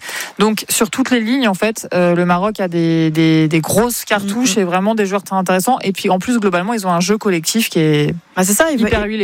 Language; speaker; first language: French; native; French